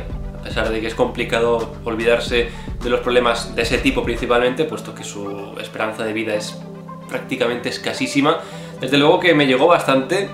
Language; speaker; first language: Spanish; native; Spanish